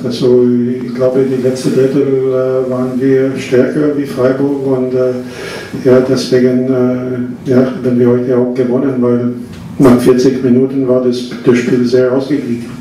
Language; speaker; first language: German; non-native, fluent; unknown